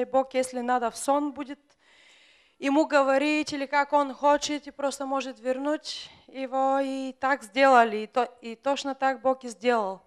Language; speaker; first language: Russian; non-native, fluent; Bulgarian